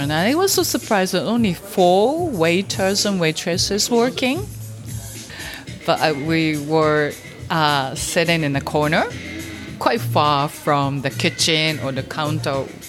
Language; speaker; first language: English; non-native, fluent; Japanese